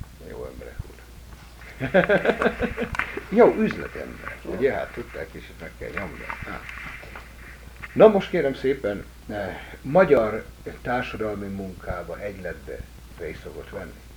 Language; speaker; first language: Hungarian; native; Hungarian